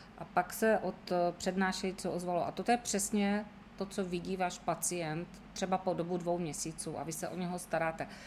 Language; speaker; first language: Czech; native; Czech